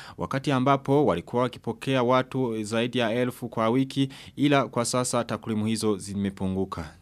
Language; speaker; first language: Swahili; non-native, local second language; Rundi